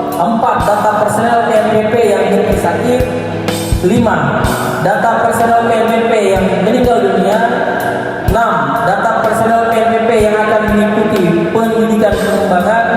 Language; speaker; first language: Indonesian; native; Indonesian